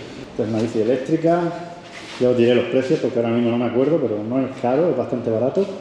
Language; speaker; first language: Spanish; native; Spanish